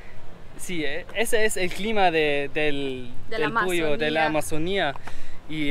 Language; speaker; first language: Spanish; non-native, learner; German